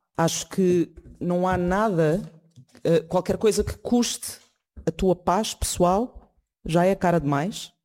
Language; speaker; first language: Portuguese; native; Portuguese